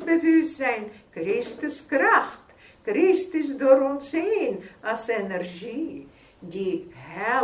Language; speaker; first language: Dutch; non-native, fluent; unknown